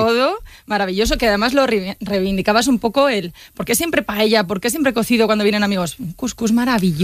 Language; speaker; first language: Spanish; native; Spanish